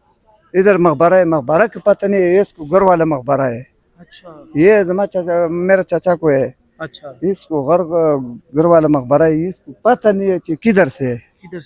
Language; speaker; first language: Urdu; non-native, local second language; Pashto